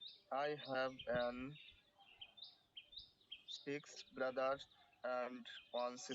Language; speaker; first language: English; non-native, learner; Bangla